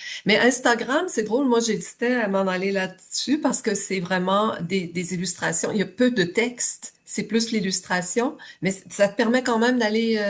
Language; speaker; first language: French; native; French